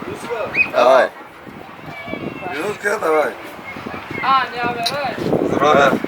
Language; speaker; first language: Russian; non-native, local second language; Turkmen